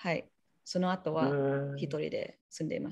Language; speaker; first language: Japanese; non-native, learner; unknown